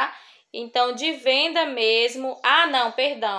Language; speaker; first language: Portuguese; native; Portuguese